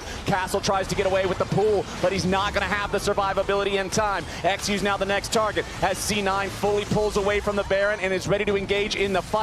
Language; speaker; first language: English; native; English